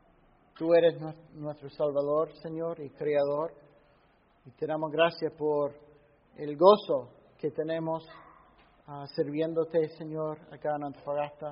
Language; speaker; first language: Spanish; non-native, fluent; English